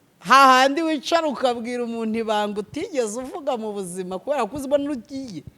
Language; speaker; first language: Kinyarwanda; native; Kinyarwanda